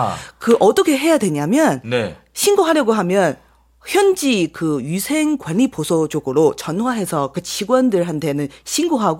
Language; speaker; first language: Korean; non-native, fluent; Chinese